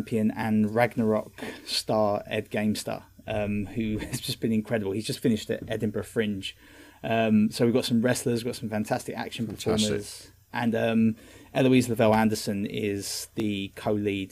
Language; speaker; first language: English; native; English